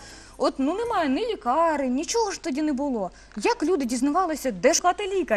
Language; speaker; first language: Ukrainian; native; Ukrainian